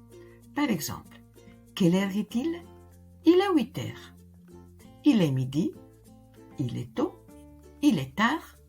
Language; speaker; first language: French; non-native, fluent; Italian